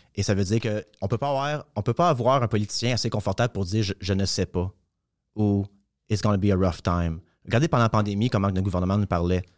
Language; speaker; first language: French; native; French